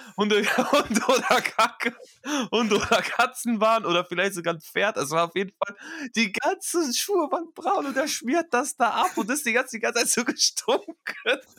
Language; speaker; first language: German; early bilingual, other home language; Russian